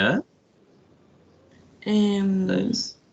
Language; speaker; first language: English; non-native, learner; Spanish